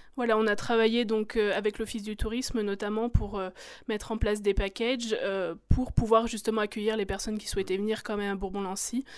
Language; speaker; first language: French; native; French